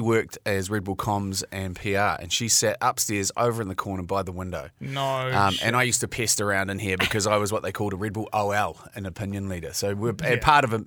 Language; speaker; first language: English; native; English